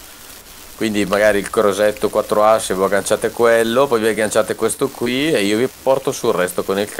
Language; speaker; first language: Italian; native; Italian